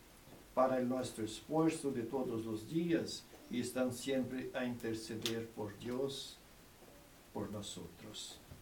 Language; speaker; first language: Spanish; non-native, fluent; Portuguese